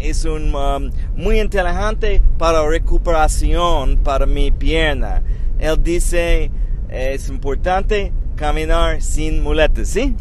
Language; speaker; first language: Spanish; non-native, learner; English